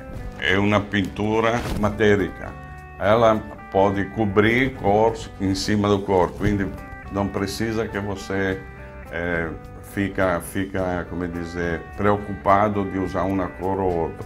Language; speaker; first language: Portuguese; non-native, fluent; Italian